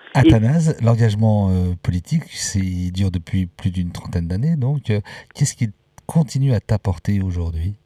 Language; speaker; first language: French; native; French